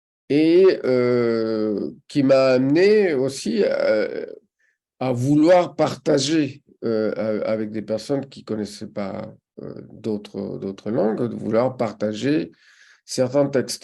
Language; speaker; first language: French; non-native, fluent; Spanish